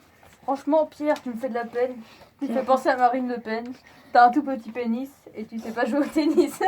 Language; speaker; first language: French; native; French